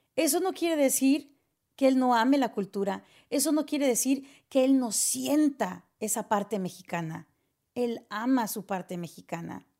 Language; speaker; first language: Spanish; early bilingual, heritage; Spanish